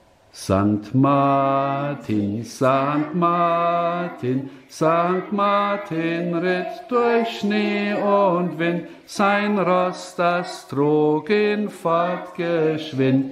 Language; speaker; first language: German; native; German